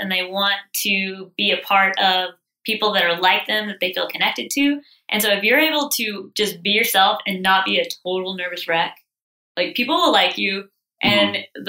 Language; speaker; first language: English; native; English